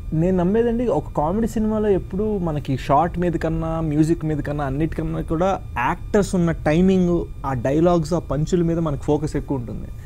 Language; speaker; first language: Telugu; early bilingual, heritage; Telugu